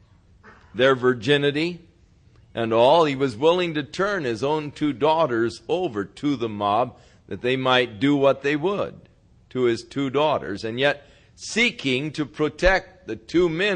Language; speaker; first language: English; native; English